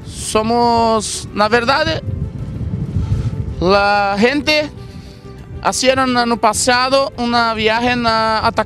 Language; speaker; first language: Spanish; non-native, learner; Portuguese